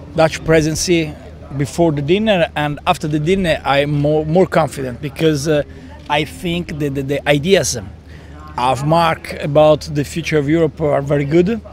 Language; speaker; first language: English; non-native, learner; Italian